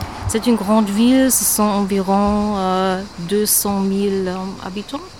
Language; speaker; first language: French; non-native, learner; German